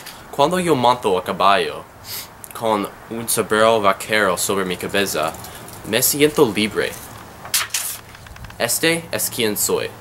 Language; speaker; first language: Spanish; non-native, learner; English